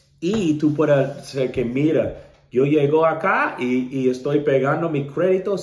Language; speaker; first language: Spanish; non-native, learner; English